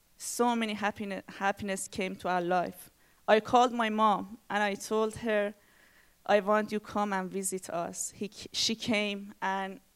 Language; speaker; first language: English; non-native, learner; Persian